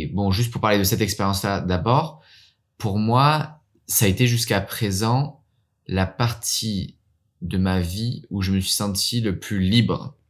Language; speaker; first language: French; early bilingual, heritage; French